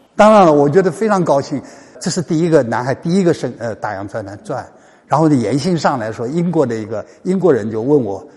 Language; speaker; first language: Chinese; native; Chinese